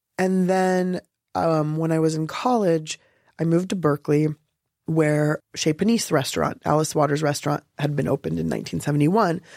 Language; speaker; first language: English; native; English